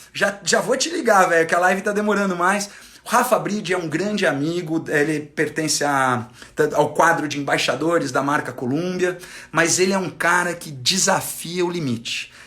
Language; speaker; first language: Portuguese; native; Portuguese